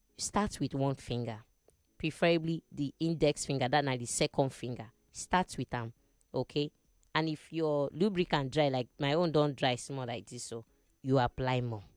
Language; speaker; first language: Nigerian Pidgin; non-native, local second language; Igbo